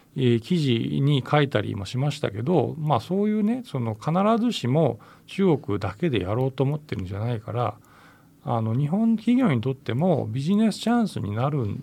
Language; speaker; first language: Japanese; native; Japanese